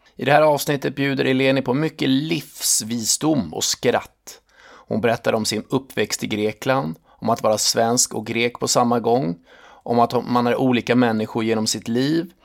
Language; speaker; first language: Swedish; native; Swedish